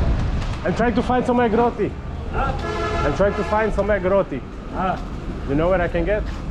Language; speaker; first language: English; non-native, learner; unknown